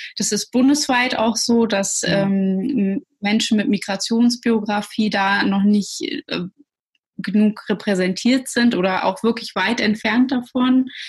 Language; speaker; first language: German; early bilingual, other home language; Russian